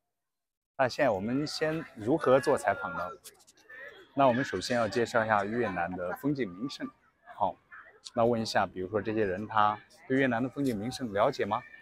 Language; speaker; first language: Chinese; native; Chinese